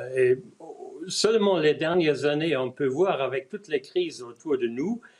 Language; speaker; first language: French; non-native, fluent; German